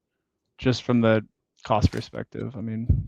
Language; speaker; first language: English; native; English